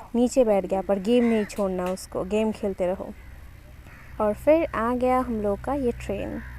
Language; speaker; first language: Hindi; non-native, local second language; Bangla